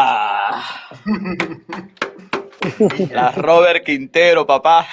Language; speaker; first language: Spanish; native; Spanish